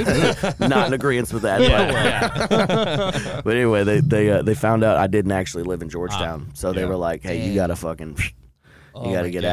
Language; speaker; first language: English; native; English